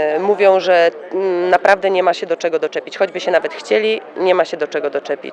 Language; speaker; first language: Polish; native; Polish